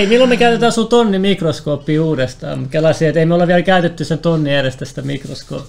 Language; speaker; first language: Finnish; native; Finnish